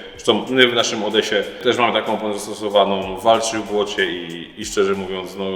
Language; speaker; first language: Polish; native; Polish